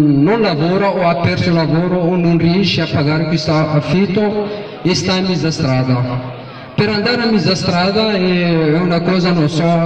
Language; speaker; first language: Italian; non-native, fluent; Arabic